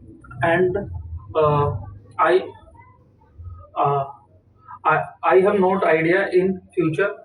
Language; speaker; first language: English; non-native, learner; Hindi